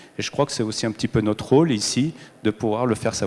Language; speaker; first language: French; native; French